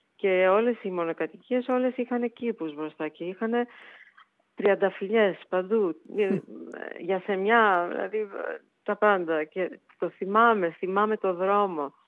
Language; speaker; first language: Greek; early bilingual, heritage; Greek